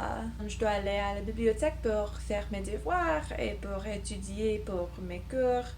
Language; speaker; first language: French; non-native, learner; English